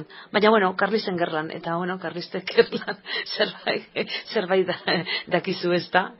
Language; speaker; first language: Basque; non-native, local second language; Spanish